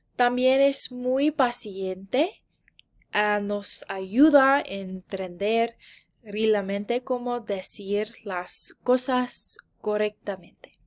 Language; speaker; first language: Spanish; non-native, learner; English